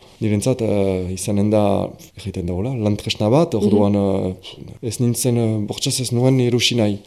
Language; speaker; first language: Basque; non-native, local second language; French